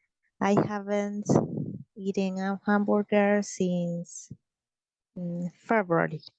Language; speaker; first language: English; non-native, learner; Spanish